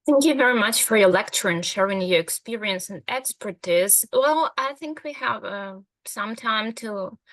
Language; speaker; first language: English; non-native, fluent; Ukrainian